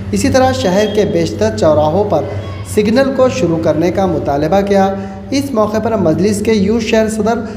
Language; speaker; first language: Hindi; non-native, local second language; Urdu